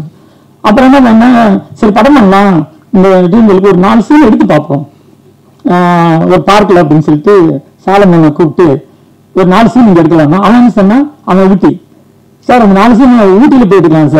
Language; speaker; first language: Tamil; native; Tamil